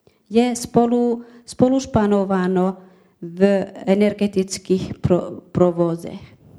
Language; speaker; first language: Czech; non-native, learner; Finnish